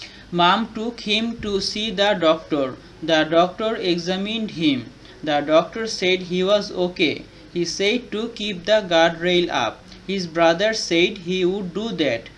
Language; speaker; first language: English; non-native, learner; Bangla